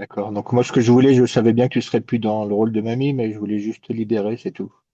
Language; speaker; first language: French; native; French